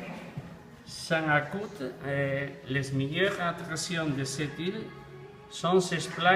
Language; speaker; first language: French; non-native, learner; Spanish